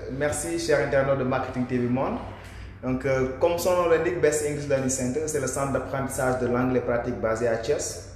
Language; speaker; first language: French; non-native, local second language; Wolof